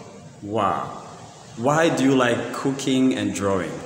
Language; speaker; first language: English; non-native, fluent; Rundi